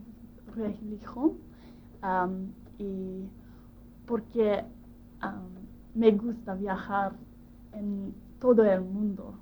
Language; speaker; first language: Spanish; non-native, learner; English